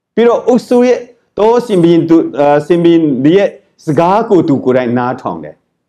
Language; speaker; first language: Burmese; non-native, local second language; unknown